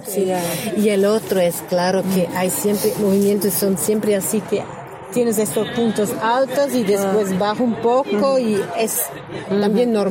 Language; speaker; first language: Spanish; non-native, learner; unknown